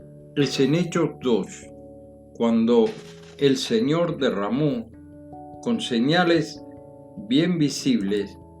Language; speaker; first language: Spanish; native; Spanish